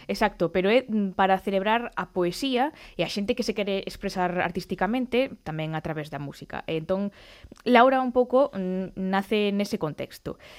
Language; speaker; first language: Galician; native; Galician